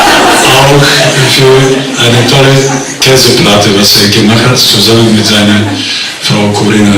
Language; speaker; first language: German; non-native, fluent; Bulgarian